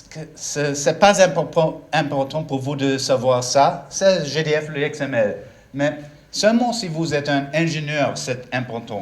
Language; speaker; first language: French; non-native, learner; German